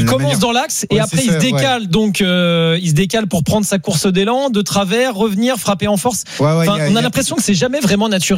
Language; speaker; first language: French; native; French